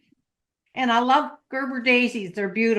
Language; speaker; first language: English; native; English